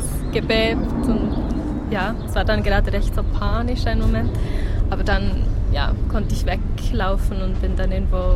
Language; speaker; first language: German; native; German